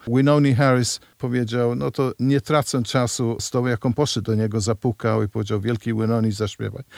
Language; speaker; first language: Polish; non-native, fluent; English